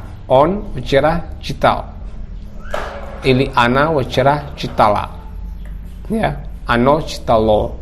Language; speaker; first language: Russian; non-native, learner; Javanese